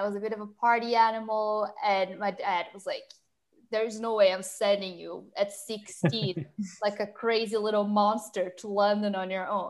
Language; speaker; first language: English; non-native, fluent; Portuguese